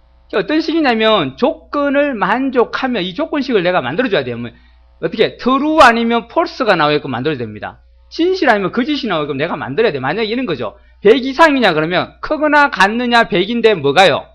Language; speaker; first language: Korean; native; Korean